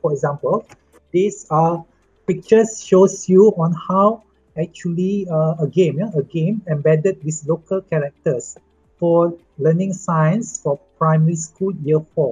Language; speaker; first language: English; non-native, local second language; Malay